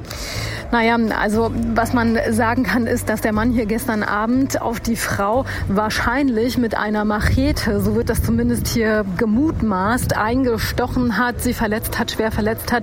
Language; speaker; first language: German; native; German